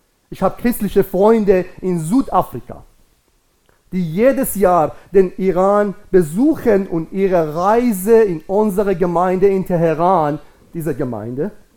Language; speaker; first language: German; non-native, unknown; Persian